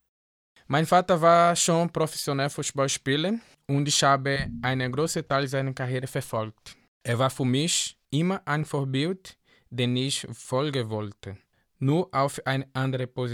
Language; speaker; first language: German; non-native, learner; Portuguese